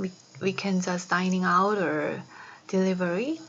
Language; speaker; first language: English; non-native, fluent; Korean